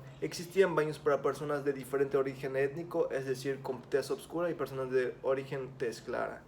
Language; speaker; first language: Spanish; native; Spanish